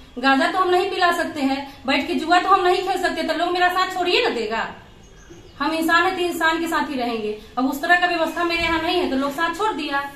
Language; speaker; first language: Hindi; native; Hindi